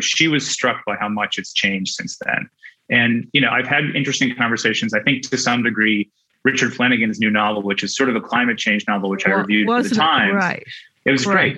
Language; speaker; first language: English; native; English